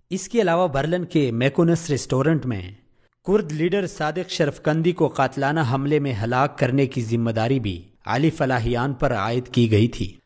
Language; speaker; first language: Urdu; native; Urdu